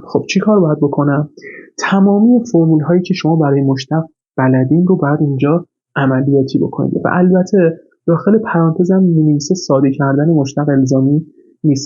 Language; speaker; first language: Persian; native; Persian